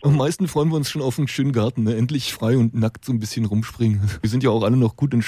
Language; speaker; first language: German; native; German